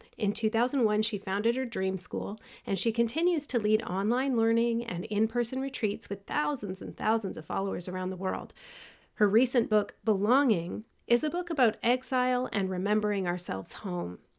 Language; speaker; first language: English; native; English